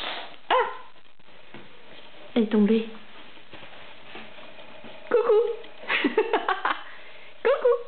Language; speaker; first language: French; native; French